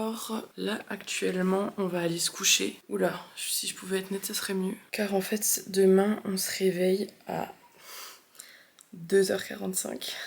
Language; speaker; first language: French; native; French